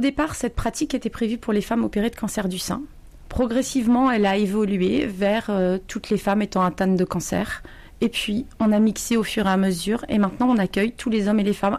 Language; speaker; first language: French; native; French